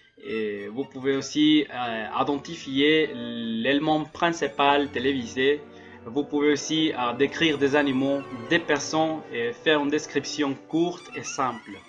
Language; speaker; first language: French; non-native, learner; Spanish